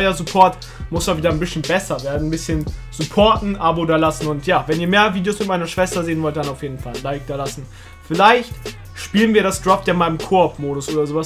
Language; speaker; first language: German; early bilingual, other home language; Turkish